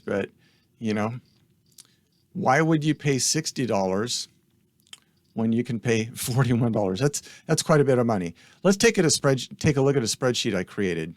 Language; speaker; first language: English; native; English